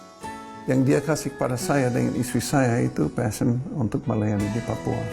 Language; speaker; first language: Indonesian; non-native, fluent; English